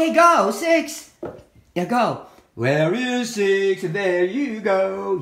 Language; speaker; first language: English; non-native, fluent; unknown